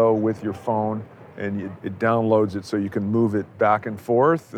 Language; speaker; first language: English; native; English